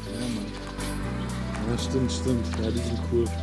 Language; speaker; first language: German; native; German